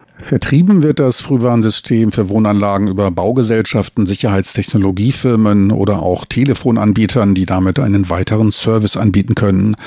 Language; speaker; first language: German; native; German